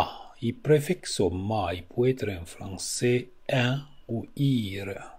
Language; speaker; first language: French; non-native, learner; Italian